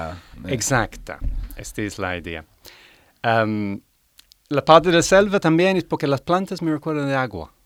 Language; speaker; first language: Spanish; non-native, learner; English